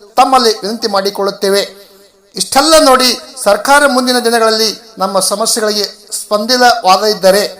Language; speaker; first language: Kannada; native; Kannada